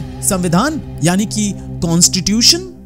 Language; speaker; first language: Hindi; non-native, local second language; Bangla